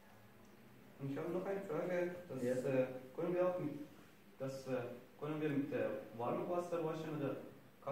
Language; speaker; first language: German; non-native, learner; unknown